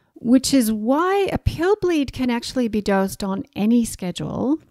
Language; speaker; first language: English; native; English